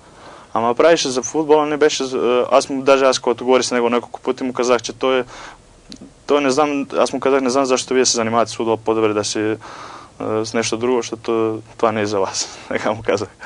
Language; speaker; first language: Bulgarian; non-native, fluent; Croatian